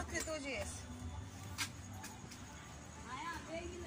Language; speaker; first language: Russian; non-native, learner; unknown